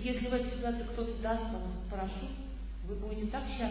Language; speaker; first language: Russian; native; Russian